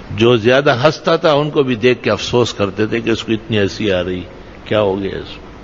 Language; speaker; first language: Urdu; non-native, local second language; Pashto